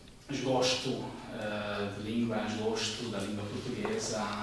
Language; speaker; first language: Portuguese; non-native, fluent; Hungarian